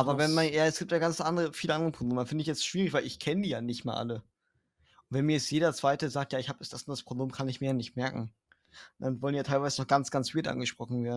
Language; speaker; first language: German; native; German